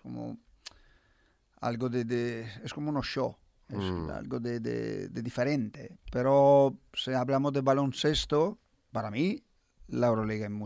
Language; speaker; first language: Spanish; non-native, fluent; Italian